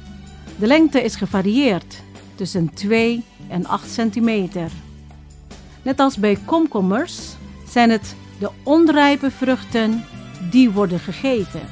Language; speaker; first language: Dutch; non-native, fluent; Indonesian